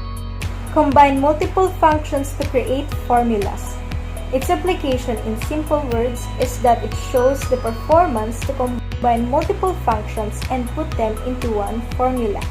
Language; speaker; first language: English; non-native, local second language; Filipino